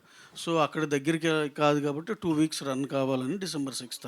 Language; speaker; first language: Telugu; native; Telugu